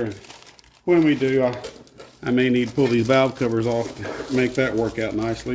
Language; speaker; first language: English; native; English